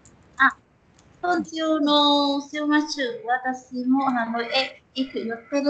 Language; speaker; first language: Japanese; non-native, learner; Vietnamese